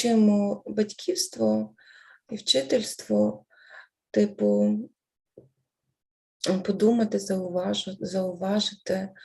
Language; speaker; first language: Ukrainian; native; Ukrainian